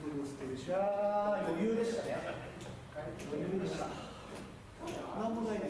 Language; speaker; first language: Japanese; native; Japanese